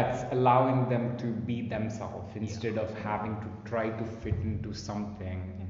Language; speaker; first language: English; non-native, local second language; Telugu